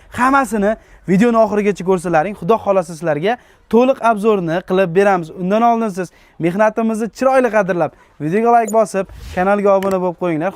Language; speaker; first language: Uzbek; native; Uzbek